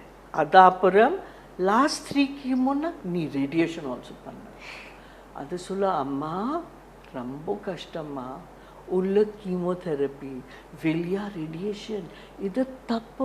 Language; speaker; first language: Tamil; non-native, learner; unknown